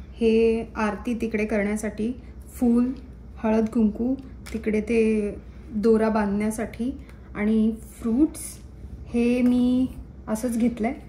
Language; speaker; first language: Marathi; non-native, local second language; Kannada